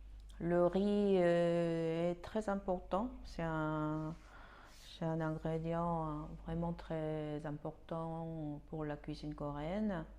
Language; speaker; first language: French; non-native, fluent; Korean